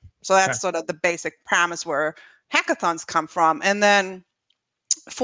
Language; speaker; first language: English; non-native, fluent; German